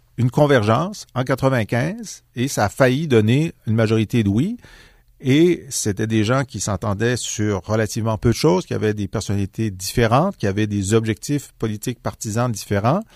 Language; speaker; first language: French; native; French